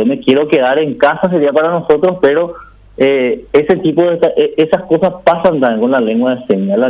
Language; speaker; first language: Spanish; native; Spanish